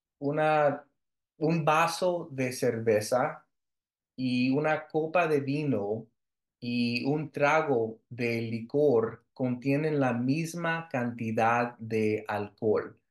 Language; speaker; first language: Spanish; early bilingual, heritage; Spanish